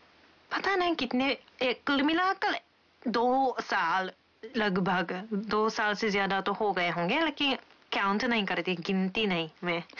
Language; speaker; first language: Hindi; non-native, fluent; Japanese